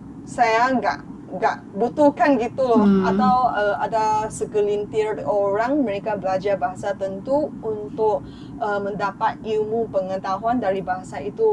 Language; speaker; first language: Indonesian; non-native, fluent; Chinese